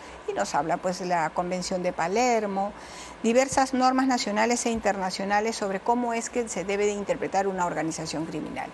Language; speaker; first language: Spanish; native; Spanish